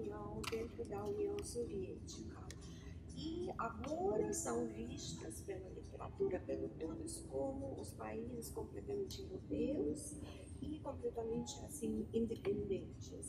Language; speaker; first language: Portuguese; non-native, fluent; Russian